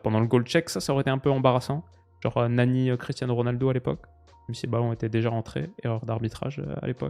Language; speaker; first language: French; native; French